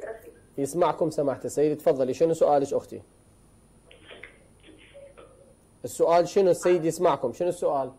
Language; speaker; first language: Arabic; native; Arabic